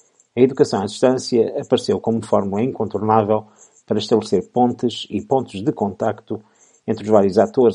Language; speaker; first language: Portuguese; native; Portuguese